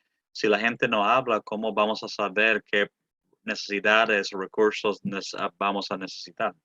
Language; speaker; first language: Spanish; early bilingual, heritage; Spanish